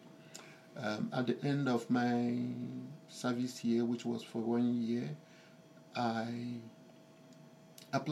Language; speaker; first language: English; non-native, local second language; Igbo